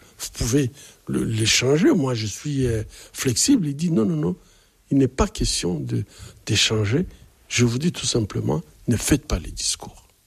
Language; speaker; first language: French; non-native, local second language; Swahili